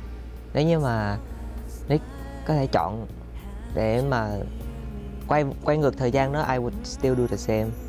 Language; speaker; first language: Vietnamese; early bilingual, heritage; Vietnamese